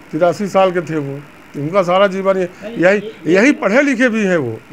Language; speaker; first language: Hindi; native; Hindi